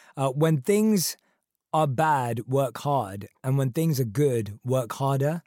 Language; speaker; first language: English; early bilingual, other home language; Hindi